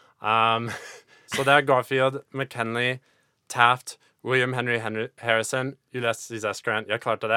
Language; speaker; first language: Norwegian; non-native, fluent; English